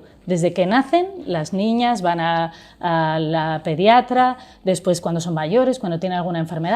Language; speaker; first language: Spanish; native; Spanish